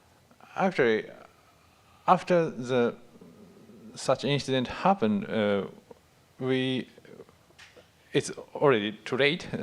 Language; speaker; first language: English; non-native, fluent; Japanese